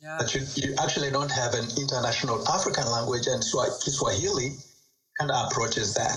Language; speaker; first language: English; non-native, local second language; Swahili